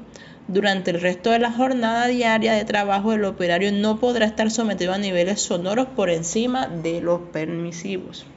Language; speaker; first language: Spanish; native; Spanish